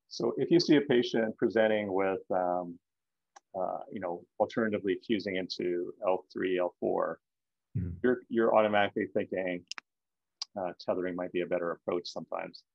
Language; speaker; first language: English; native; English